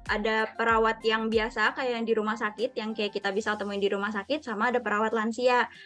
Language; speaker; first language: Indonesian; native; Indonesian